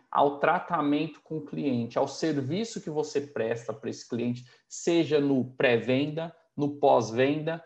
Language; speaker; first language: Portuguese; native; Portuguese